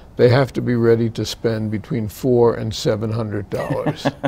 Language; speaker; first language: English; native; English